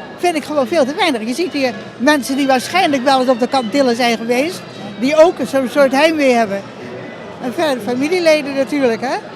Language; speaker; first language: Dutch; non-native, local second language; Papiamento